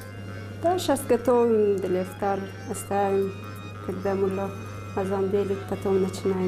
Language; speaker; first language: Russian; non-native, learner; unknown